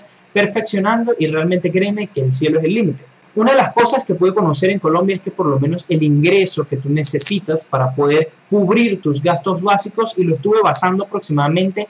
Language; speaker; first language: Spanish; native; Spanish